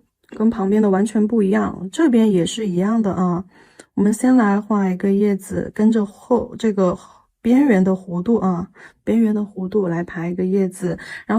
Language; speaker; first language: Chinese; native; Chinese